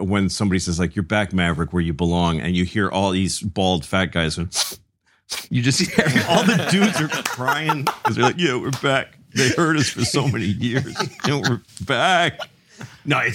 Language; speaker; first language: English; early bilingual, other home language; Spanish